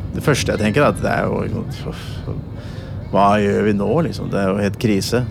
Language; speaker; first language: Norwegian; native; Norwegian